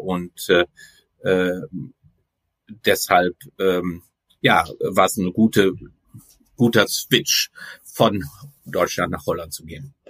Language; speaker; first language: Dutch; non-native, fluent; German